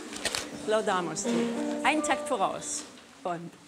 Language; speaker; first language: German; native; German